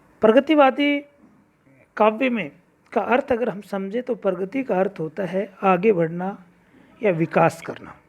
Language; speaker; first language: Hindi; native; Hindi